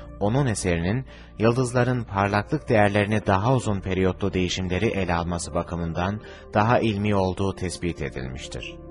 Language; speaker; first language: Turkish; native; Turkish